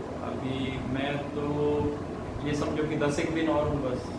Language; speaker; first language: Hindi; native; Hindi